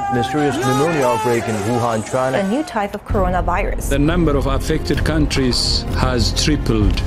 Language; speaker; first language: English; native; English